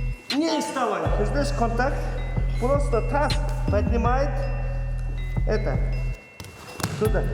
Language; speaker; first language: Russian; non-native, learner; Mongolian